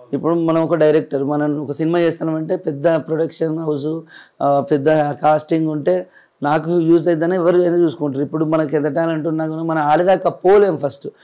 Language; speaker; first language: Telugu; native; Telugu